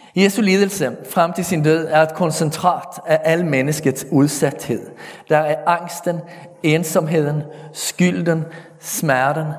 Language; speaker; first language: Danish; native; Danish